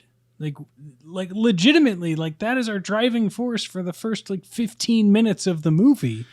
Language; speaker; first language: English; native; English